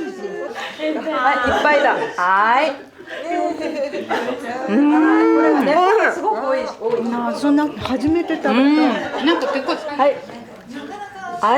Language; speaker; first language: Japanese; non-native, fluent; Korean